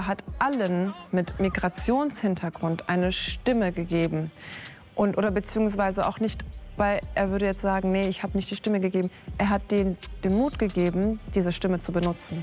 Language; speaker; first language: German; early bilingual, other home language; Kurdish